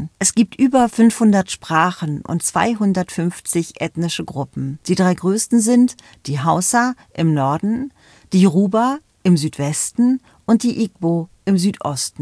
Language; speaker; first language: German; native; German